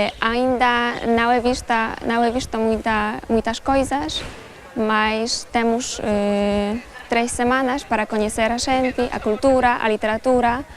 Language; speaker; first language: Portuguese; non-native, fluent; Polish